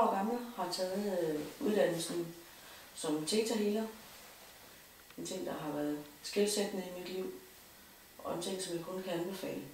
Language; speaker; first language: Danish; native; Danish